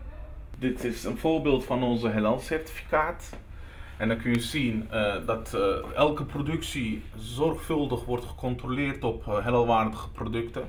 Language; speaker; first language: Dutch; early bilingual, other home language; Turkish